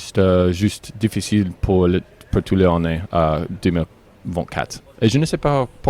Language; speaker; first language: French; non-native, learner; English